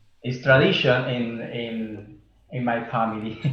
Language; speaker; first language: English; non-native, learner; Spanish